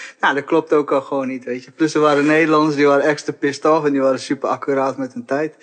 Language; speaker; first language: Dutch; early bilingual, other home language; Portuguese